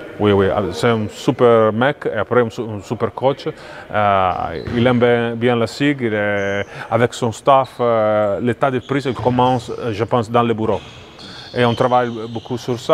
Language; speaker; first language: French; non-native, fluent; Italian